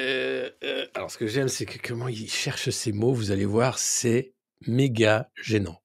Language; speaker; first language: French; native; French